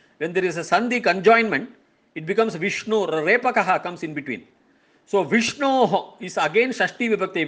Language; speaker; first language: English; non-native, local second language; Tamil